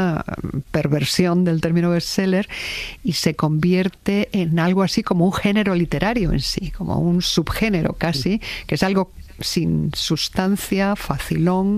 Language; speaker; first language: Spanish; native; Spanish